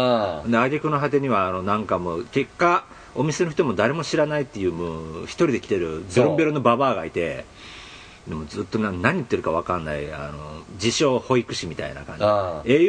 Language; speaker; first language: Japanese; native; Japanese